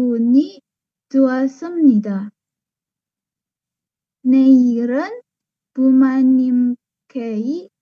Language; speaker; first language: Korean; non-native, learner; Indonesian